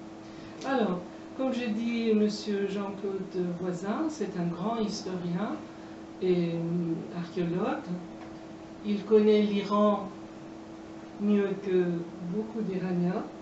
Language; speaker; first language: French; non-native, fluent; Persian